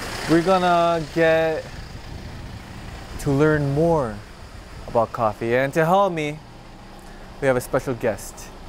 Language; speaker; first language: English; early bilingual, other home language; Korean